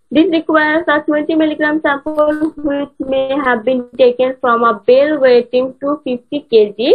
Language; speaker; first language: English; non-native, local second language; Bangla